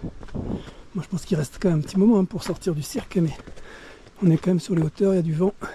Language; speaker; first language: French; native; French